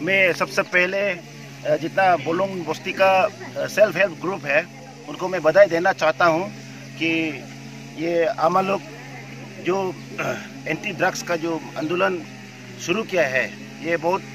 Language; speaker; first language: Hindi; non-native, local second language; Adi